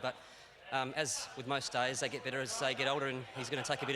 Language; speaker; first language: English; native; English